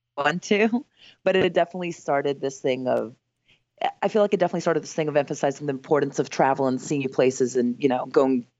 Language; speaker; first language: English; early bilingual, other home language; Greek